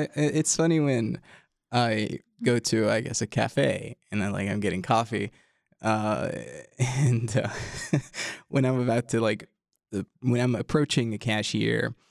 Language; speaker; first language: English; non-native, fluent; Arabic